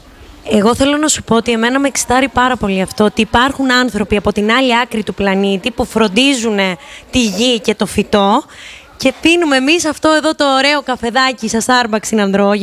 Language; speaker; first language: Greek; native; Greek